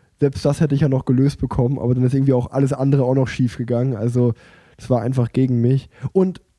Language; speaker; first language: German; native; German